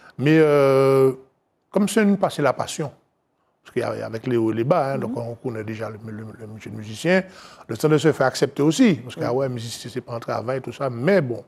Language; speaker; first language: French; native; French